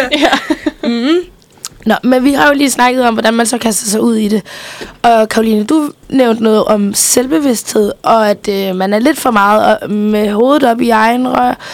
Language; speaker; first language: Danish; early bilingual, other home language; Spanish